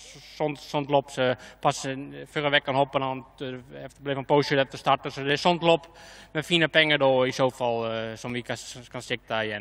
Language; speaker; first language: Swedish; non-native, fluent; Dutch